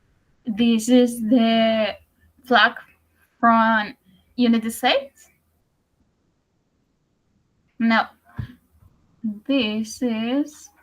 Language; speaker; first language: English; non-native, learner; Spanish